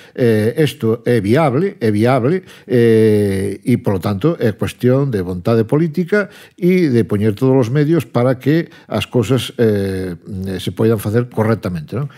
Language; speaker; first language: Galician; non-native, local second language; Spanish